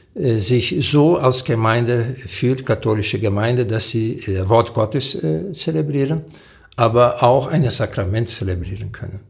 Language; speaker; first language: German; early bilingual, other home language; Portuguese